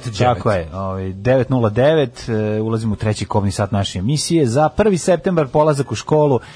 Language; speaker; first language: Serbian; native; Serbian